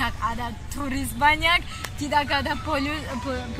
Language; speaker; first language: Indonesian; non-native, learner; Tajik